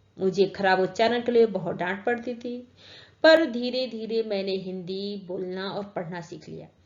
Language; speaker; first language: Hindi; native; Hindi